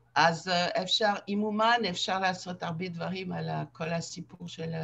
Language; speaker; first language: Hebrew; non-native, fluent; French